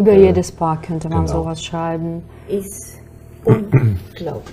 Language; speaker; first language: German; non-native, fluent; Russian